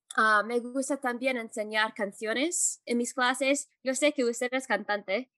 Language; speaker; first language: Spanish; non-native, fluent; English